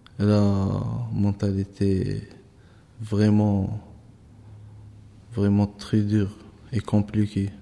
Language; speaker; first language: French; non-native, learner; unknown